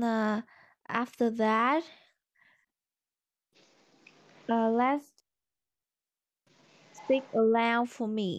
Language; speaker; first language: English; non-native, learner; Vietnamese